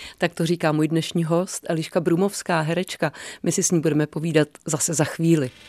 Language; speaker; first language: Czech; native; Czech